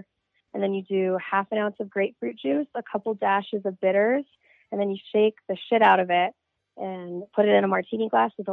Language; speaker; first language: English; native; English